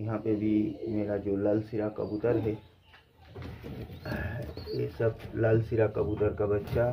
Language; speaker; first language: Hindi; non-native, local second language; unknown